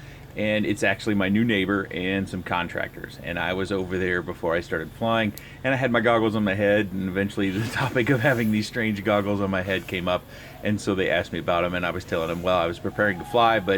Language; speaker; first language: English; native; English